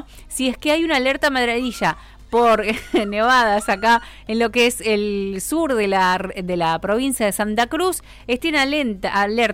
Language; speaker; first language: Spanish; native; Spanish